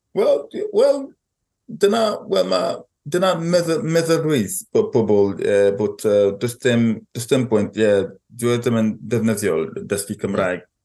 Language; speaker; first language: Welsh; non-native, fluent; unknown